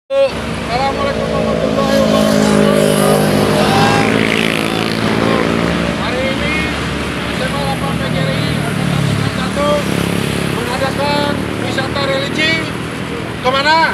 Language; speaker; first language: Indonesian; native; Indonesian